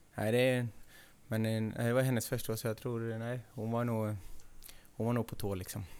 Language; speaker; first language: Swedish; native; Swedish